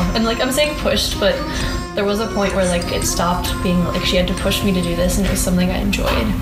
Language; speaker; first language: English; native; English